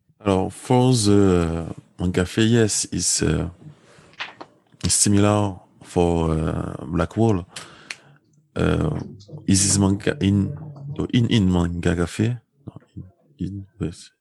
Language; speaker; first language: English; non-native, learner; French